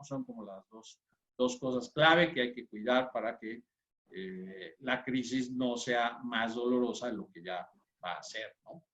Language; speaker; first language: Spanish; native; Spanish